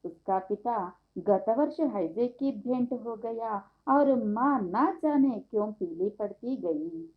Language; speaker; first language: Hindi; non-native, local second language; Telugu